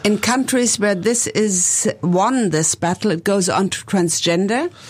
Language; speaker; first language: English; non-native, fluent; German